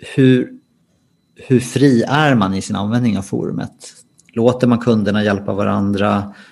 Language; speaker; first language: Swedish; native; Swedish